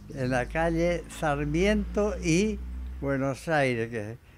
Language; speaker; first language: Spanish; native; Spanish